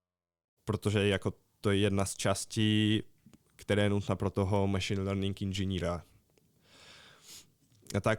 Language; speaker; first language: Czech; non-native, fluent; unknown